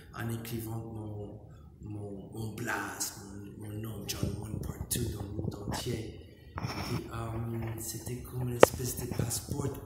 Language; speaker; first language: French; non-native, fluent; English